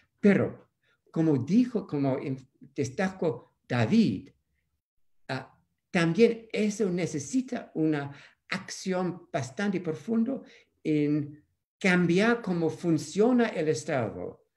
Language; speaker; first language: Spanish; non-native, fluent; English